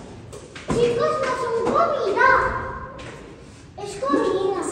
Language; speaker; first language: Spanish; early bilingual, other home language; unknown